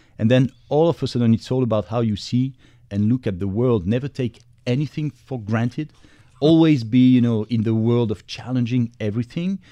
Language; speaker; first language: English; non-native, fluent; French